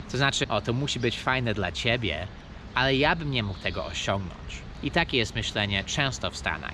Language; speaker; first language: Polish; early bilingual, heritage; Polish